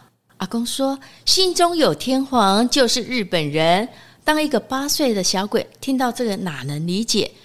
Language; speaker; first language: Chinese; native; Chinese